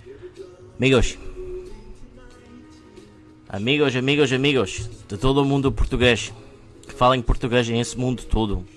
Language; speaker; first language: Portuguese; non-native, learner; English